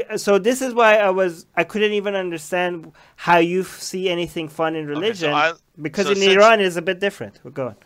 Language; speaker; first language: English; non-native, fluent; Persian